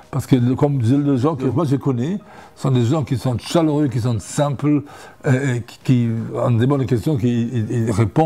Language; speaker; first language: French; non-native, fluent; German